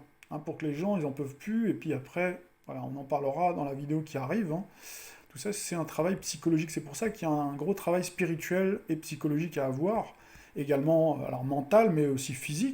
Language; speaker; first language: French; native; French